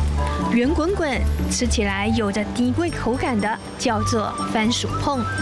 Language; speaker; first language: Chinese; native; Chinese